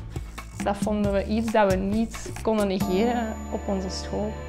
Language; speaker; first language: Dutch; native; Dutch